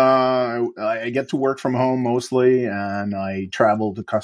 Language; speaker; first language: English; native; English